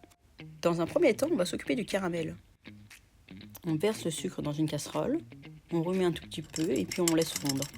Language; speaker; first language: French; native; French